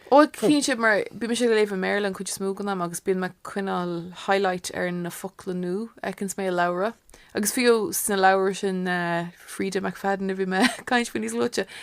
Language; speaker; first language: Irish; non-native, local second language; English